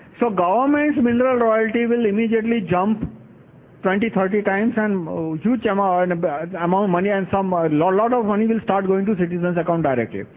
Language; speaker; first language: English; non-native, local second language; Gujarati